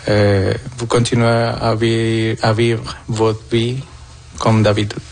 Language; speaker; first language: French; non-native, fluent; Spanish